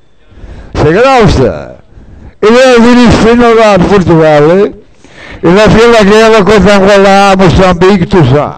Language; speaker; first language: French; non-native, learner; Portuguese